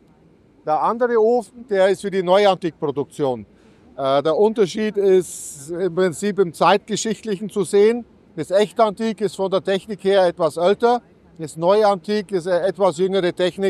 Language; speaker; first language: German; native; German